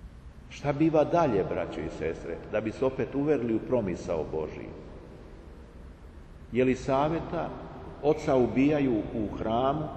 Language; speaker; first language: Serbian; native; Serbian